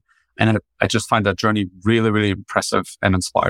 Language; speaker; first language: English; non-native, fluent; German